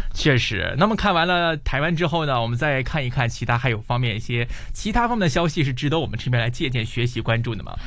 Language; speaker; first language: Chinese; native; Chinese